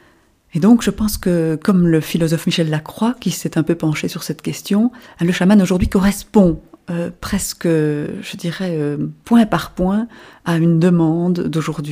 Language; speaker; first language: French; native; French